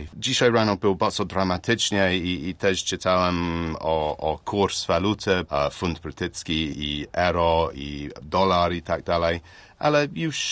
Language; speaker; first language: Polish; non-native, learner; English